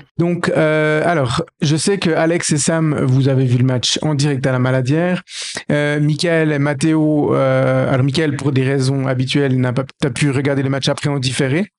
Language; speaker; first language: French; native; French